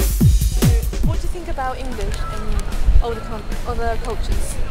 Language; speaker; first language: English; non-native, local second language; Spanish